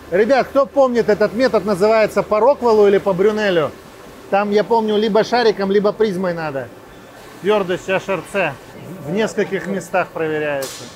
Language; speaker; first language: Russian; native; Russian